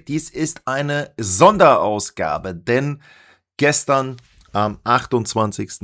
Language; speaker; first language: German; native; German